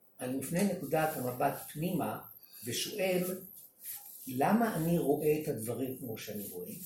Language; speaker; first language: Hebrew; native; Hebrew